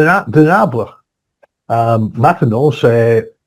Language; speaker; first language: French; non-native, learner; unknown